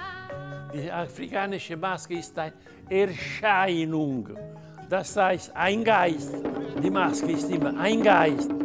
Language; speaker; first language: German; non-native, fluent; Italian